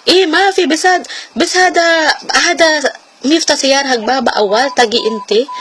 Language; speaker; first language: Arabic; non-native, learner; Filipino